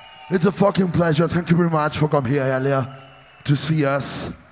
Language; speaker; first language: English; non-native, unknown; Spanish